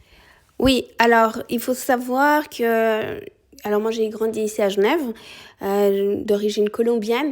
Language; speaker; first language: French; early bilingual, other home language; Spanish